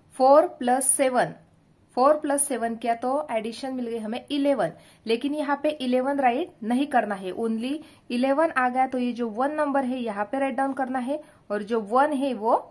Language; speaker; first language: Hindi; non-native, local second language; Marathi